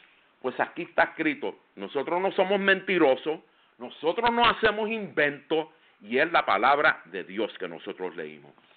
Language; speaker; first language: Spanish; native; Spanish